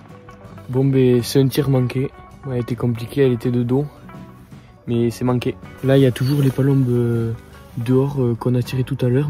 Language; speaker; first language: French; native; French